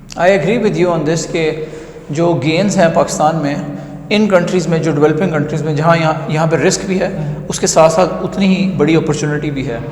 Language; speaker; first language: Urdu; native; Urdu